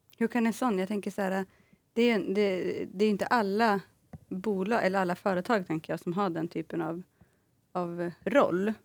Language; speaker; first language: Swedish; native; Swedish